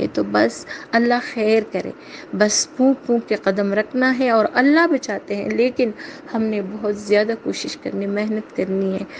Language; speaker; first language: Urdu; native; Urdu